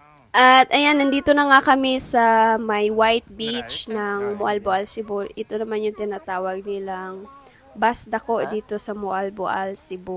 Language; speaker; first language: Filipino; non-native, local second language; Cebuano